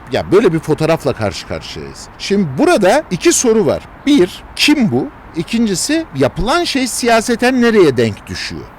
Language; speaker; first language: Turkish; native; Turkish